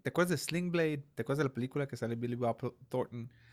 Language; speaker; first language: Spanish; early bilingual, heritage; Spanish